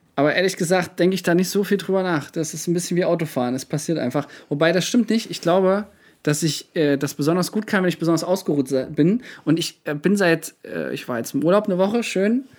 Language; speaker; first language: German; native; German